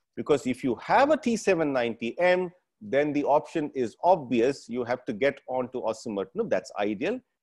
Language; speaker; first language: English; non-native, local second language; Tamil